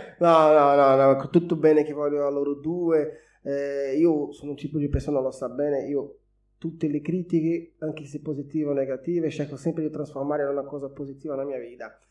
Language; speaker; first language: Italian; non-native, fluent; Portuguese